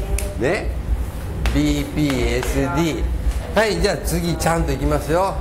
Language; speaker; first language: Japanese; native; Japanese